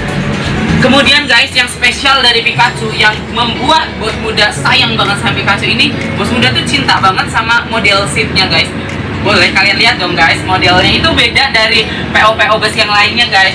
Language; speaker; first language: Indonesian; native; Indonesian